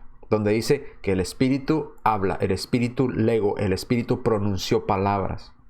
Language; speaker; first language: Spanish; native; Spanish